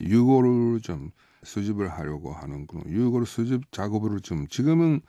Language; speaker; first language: Korean; native; Korean